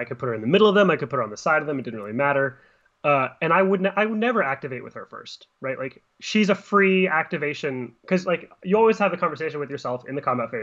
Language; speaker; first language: English; native; English